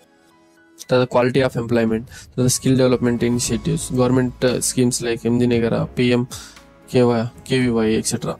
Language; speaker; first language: Telugu; native; Telugu